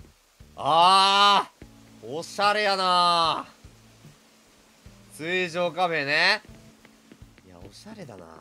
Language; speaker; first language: Japanese; native; Japanese